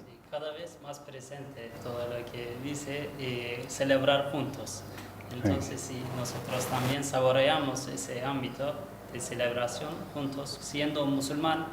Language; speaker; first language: Spanish; non-native, learner; Turkish